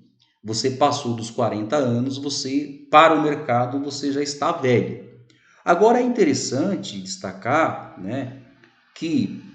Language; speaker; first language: Portuguese; native; Portuguese